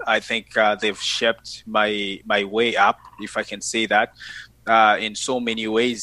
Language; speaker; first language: English; non-native, fluent; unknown